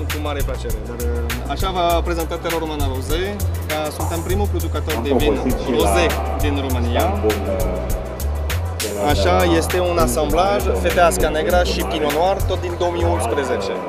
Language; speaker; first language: Romanian; non-native, fluent; French